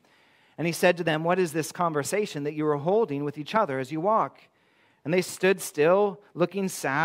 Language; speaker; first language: English; native; English